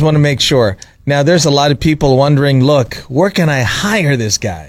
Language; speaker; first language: English; non-native, local second language; Filipino